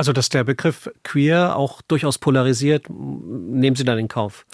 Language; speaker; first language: German; native; German